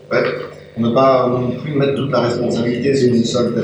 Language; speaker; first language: French; native; French